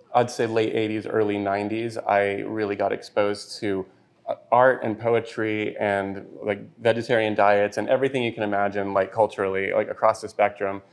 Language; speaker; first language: English; native; English